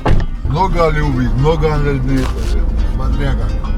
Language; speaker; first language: Russian; non-native, fluent; Georgian